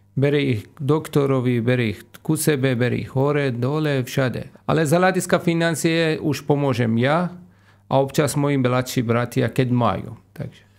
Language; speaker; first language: Slovak; non-native, fluent; Persian